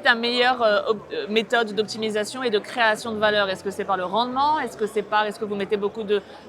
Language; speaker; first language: French; native; French